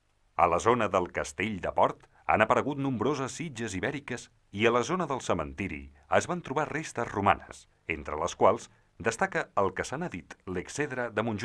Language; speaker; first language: Catalan; native; Catalan